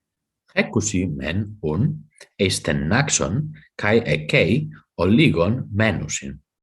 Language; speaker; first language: Greek; non-native, fluent; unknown